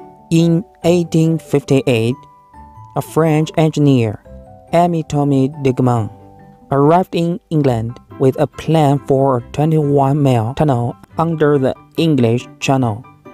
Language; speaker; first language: English; non-native, learner; Chinese